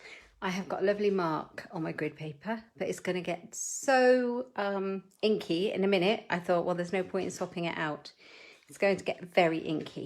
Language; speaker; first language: English; native; English